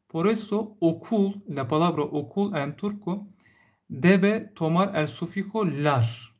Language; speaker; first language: Spanish; non-native, learner; Turkish